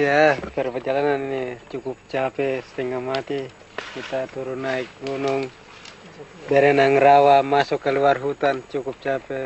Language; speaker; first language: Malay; non-native, local second language; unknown